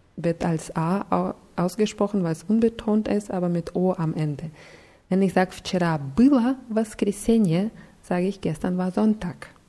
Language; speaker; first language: German; non-native, fluent; Russian